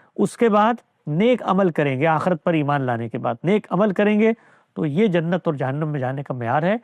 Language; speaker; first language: Urdu; native; Urdu